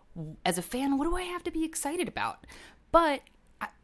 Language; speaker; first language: English; native; English